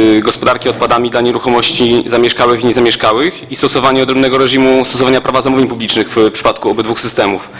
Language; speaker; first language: Polish; native; Polish